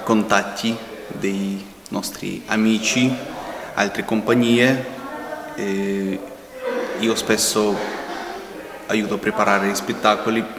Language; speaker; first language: Italian; non-native, fluent; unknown